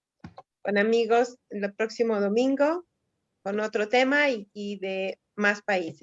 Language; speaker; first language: Spanish; native; Spanish